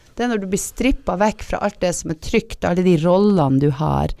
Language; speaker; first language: Norwegian; native; Norwegian